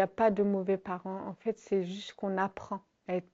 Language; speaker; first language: French; native; French